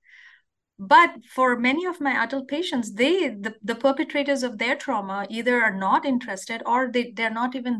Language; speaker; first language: English; non-native, local second language; Telugu